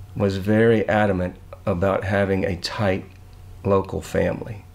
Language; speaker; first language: English; native; English